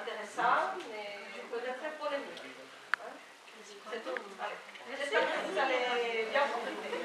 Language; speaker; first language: French; non-native, fluent; Spanish